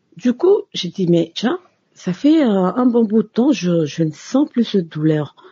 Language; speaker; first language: French; non-native, local second language; Lingala